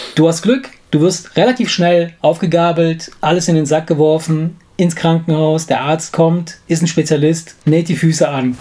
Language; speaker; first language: German; non-native, fluent; Italian